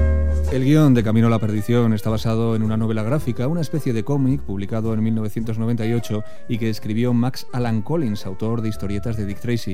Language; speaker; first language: Spanish; native; Spanish